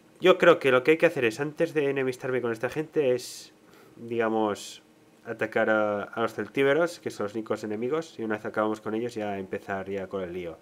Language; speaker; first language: Spanish; native; Spanish